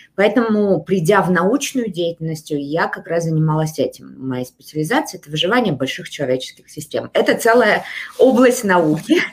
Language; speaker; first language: Russian; native; Russian